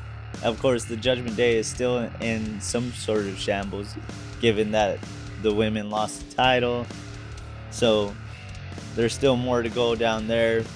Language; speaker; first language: English; native; English